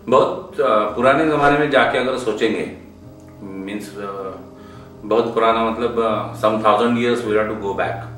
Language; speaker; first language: Hindi; non-native, local second language; Marathi